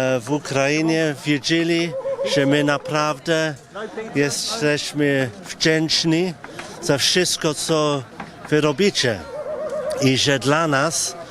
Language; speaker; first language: Polish; early bilingual, heritage; English